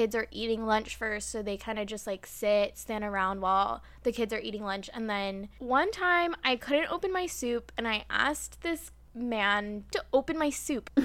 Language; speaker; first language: English; native; English